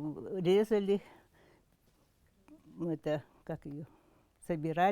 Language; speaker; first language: Russian; non-native, local second language; Yakut